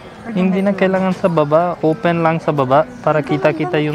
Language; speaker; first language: Filipino; non-native, learner; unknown